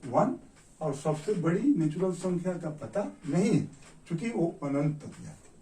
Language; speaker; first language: Hindi; native; Hindi